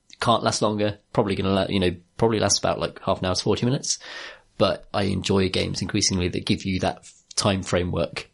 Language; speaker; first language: English; native; English